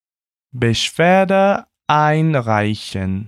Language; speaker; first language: German; non-native, fluent; Portuguese